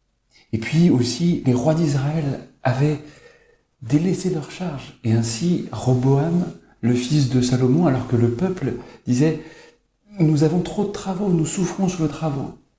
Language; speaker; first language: French; native; French